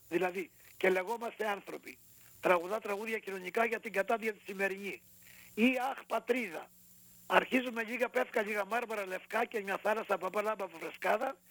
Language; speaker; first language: Greek; native; Greek